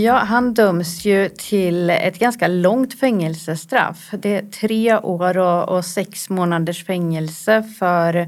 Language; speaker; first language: Swedish; native; Swedish